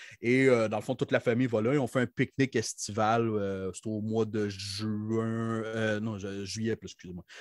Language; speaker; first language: French; native; French